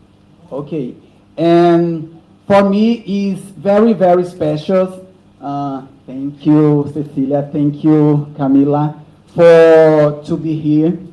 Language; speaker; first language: English; non-native, learner; Portuguese